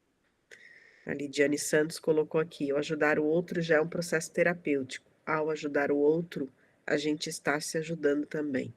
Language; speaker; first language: Portuguese; native; Portuguese